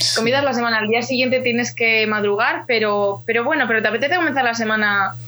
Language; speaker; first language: Spanish; early bilingual, other home language; Ukrainian